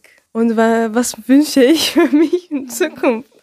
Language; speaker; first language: German; non-native, learner; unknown